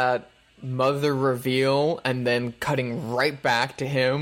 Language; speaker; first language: English; native; English